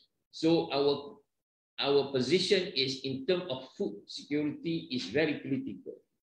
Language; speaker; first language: English; non-native, local second language; Malay